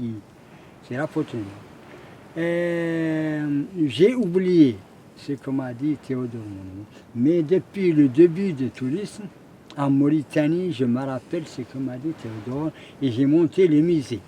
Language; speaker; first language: French; non-native, learner; Arabic